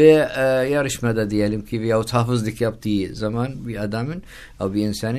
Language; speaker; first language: Turkish; non-native, learner; Arabic